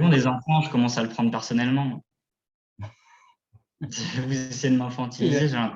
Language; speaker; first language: French; native; French